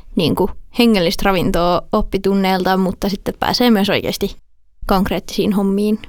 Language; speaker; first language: Finnish; native; Finnish